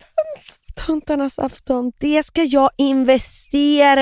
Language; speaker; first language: Swedish; native; Swedish